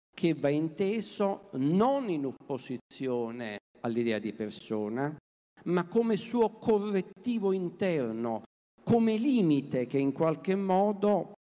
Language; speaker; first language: Italian; native; Italian